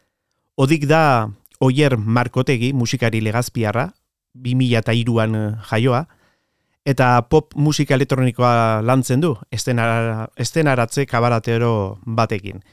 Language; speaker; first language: Basque; native; Basque